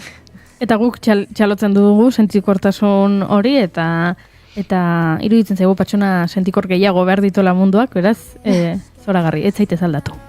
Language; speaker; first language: Basque; native; Basque